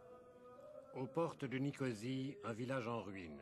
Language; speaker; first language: French; native; French